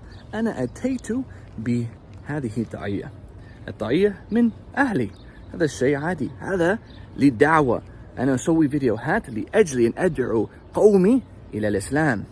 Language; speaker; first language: Arabic; non-native, learner; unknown